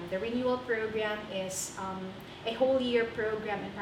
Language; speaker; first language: English; non-native, local second language; Cebuano